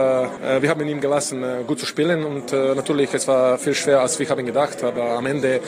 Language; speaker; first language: German; non-native, learner; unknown